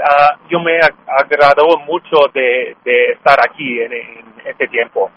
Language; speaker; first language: Spanish; non-native, learner; English